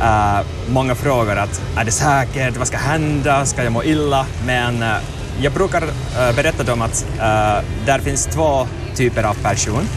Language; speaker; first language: Swedish; non-native, local second language; Finnish